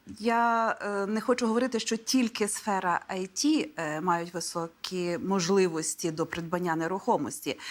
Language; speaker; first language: Ukrainian; native; Ukrainian